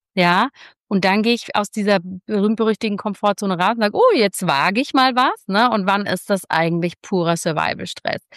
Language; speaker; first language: German; native; German